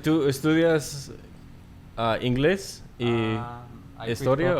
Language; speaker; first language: Spanish; non-native, learner; English